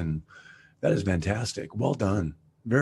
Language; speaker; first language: English; native; English